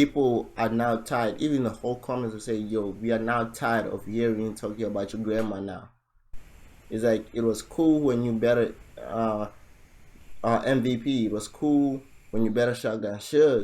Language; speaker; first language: English; native; English